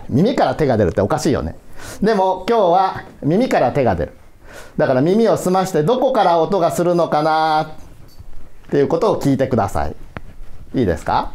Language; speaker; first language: Japanese; native; Japanese